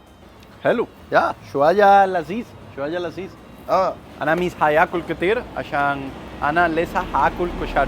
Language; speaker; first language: Arabic; non-native, learner; Spanish